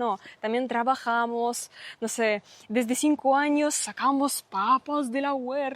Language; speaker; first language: Spanish; non-native, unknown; Russian